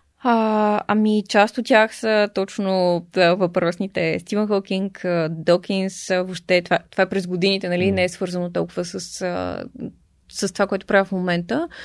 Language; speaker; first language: Bulgarian; native; Bulgarian